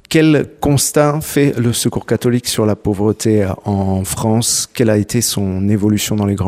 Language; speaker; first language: French; native; French